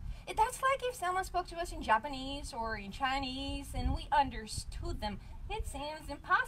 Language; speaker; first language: English; non-native, fluent; Bulgarian